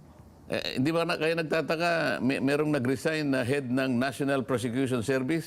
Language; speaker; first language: Filipino; native; Filipino